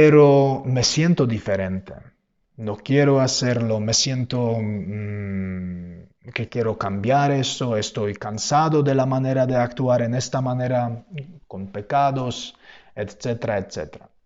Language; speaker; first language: Spanish; non-native, fluent; Polish